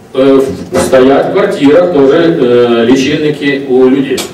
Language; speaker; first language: Russian; non-native, local second language; Ukrainian